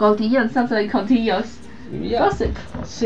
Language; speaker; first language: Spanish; non-native, learner; Chinese